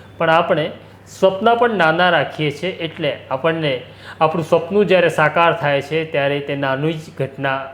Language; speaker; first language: Gujarati; native; Gujarati